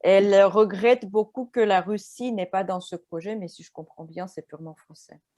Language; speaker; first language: French; non-native, fluent; Russian